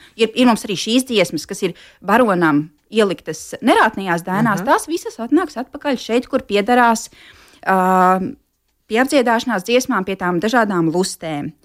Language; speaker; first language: Latvian; native; Latvian